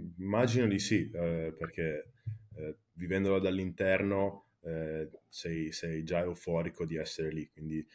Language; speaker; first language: Italian; early bilingual, heritage; Italian